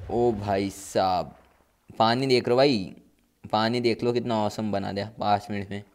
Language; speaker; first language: Hindi; non-native, local second language; Marathi